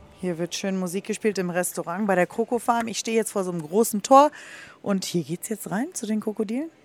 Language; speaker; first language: German; native; German